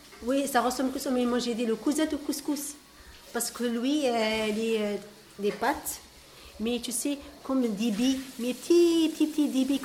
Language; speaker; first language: French; non-native, learner; Arabic